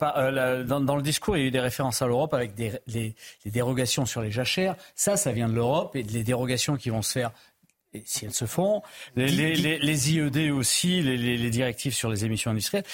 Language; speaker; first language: French; native; French